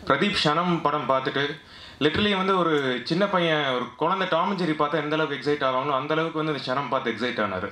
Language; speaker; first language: Tamil; native; Tamil